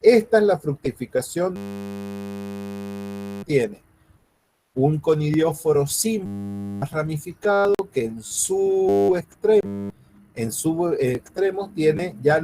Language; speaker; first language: Spanish; native; Spanish